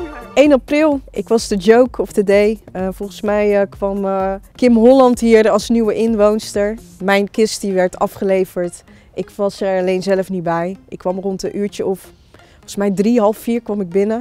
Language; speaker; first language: Dutch; native; Dutch